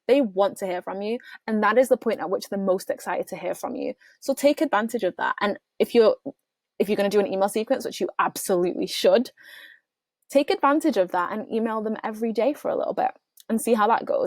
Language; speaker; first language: English; native; English